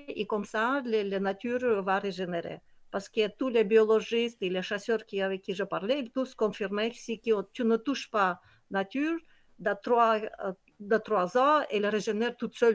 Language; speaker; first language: French; non-native, learner; Kyrgyz